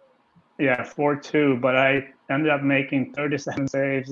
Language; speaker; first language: English; non-native, fluent; Swedish